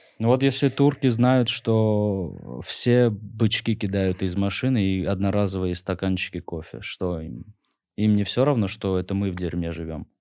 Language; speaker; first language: Russian; native; Russian